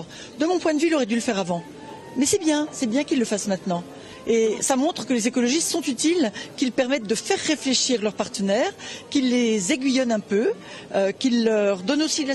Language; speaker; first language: French; native; French